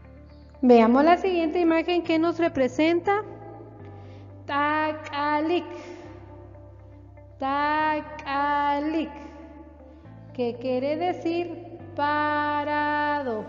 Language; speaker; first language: Spanish; non-native, local second language; Kaqchikel